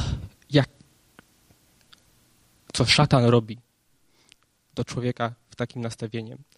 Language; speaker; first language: Polish; early bilingual, heritage; Polish